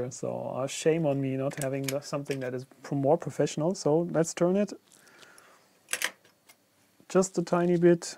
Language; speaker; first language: English; non-native, fluent; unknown